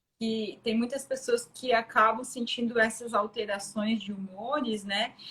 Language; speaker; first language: Portuguese; native; Portuguese